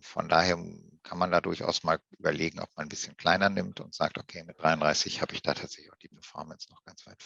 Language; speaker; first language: German; native; German